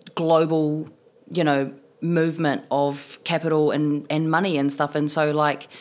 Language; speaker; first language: English; native; English